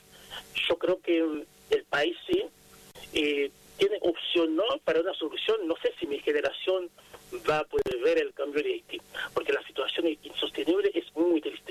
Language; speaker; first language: Spanish; non-native, fluent; Haitian Creole